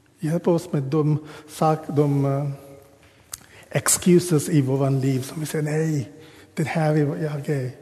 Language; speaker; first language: Swedish; non-native, fluent; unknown